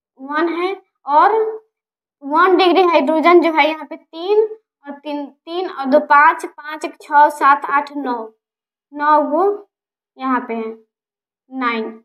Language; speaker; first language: Hindi; native; Hindi